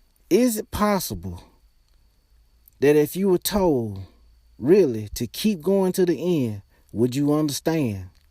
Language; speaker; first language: English; native; English